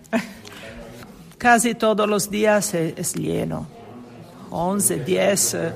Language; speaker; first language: Spanish; non-native, learner; Italian